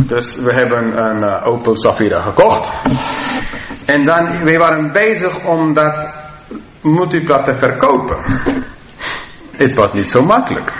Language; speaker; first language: Dutch; non-native, fluent; English